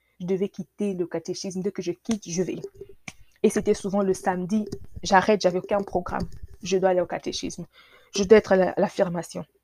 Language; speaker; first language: French; non-native, local second language; Lingala